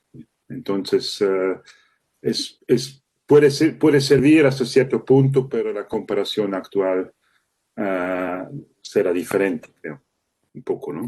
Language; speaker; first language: Spanish; non-native, fluent; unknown